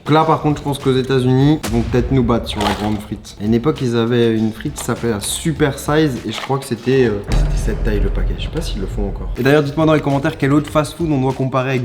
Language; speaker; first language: French; native; French